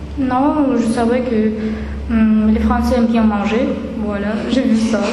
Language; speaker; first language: French; non-native, fluent; Russian